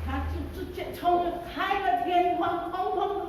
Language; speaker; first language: Chinese; early bilingual, heritage; Chinese